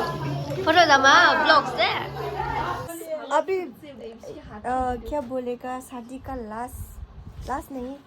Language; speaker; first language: Hindi; non-native, local second language; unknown